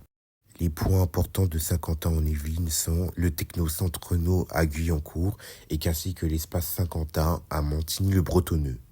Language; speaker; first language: French; native; French